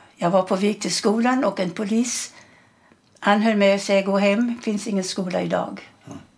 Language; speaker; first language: Swedish; early bilingual, other home language; German